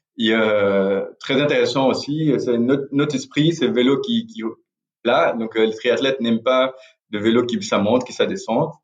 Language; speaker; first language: French; non-native, fluent; Portuguese